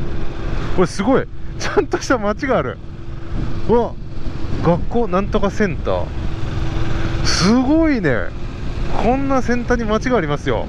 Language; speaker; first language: Japanese; native; Japanese